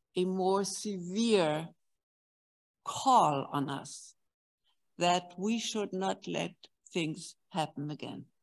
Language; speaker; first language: English; non-native, fluent; German